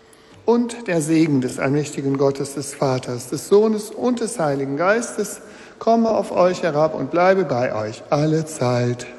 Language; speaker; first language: German; native; German